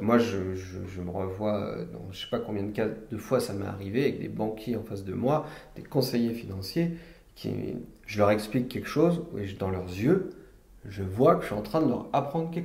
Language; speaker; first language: French; native; French